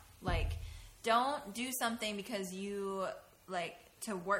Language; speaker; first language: English; native; English